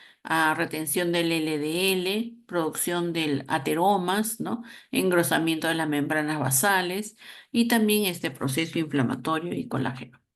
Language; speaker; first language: Spanish; native; Spanish